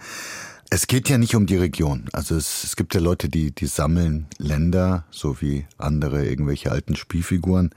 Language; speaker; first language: German; early bilingual, other home language; Bulgarian